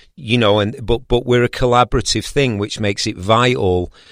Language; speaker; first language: English; native; English